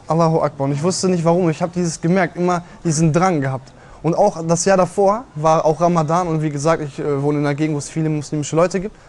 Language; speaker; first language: German; native; German